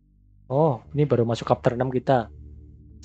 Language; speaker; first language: Indonesian; native; Indonesian